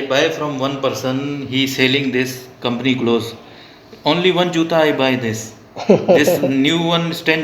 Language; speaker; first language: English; non-native, learner; Indonesian